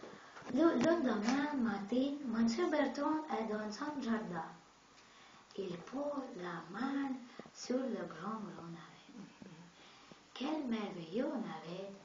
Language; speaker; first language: French; non-native, learner; Russian